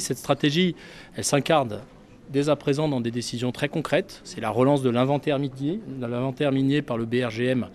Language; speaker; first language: French; native; French